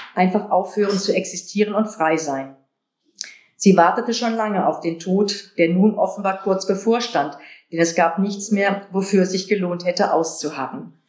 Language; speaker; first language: German; native; German